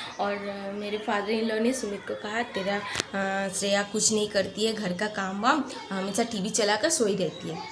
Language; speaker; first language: Hindi; non-native, local second language; Bangla